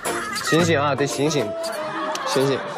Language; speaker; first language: Chinese; native; Chinese